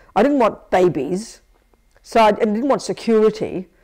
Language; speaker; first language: English; native; English